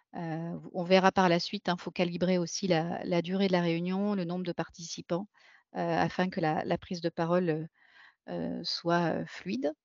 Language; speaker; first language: French; native; French